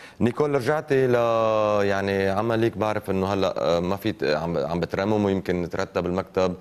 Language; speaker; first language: Arabic; native; Arabic